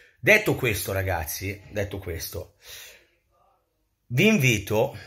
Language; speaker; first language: Italian; native; Italian